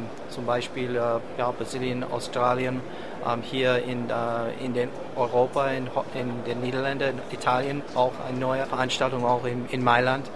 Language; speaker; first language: German; non-native, learner; English